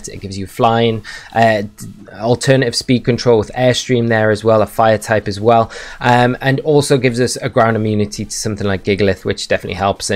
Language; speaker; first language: English; native; English